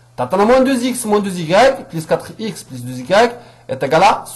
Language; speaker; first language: French; non-native, local second language; Arabic